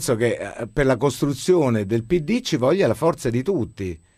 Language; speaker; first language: Italian; native; Italian